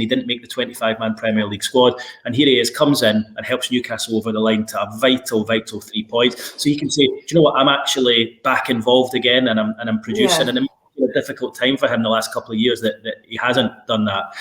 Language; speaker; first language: English; native; English